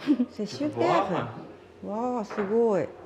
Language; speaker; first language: French; non-native, learner; Japanese